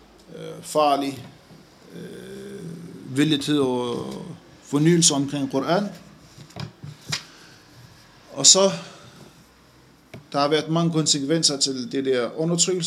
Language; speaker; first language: Danish; non-native, fluent; Arabic